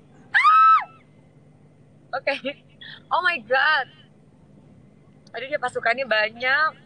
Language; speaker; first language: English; non-native, learner; Indonesian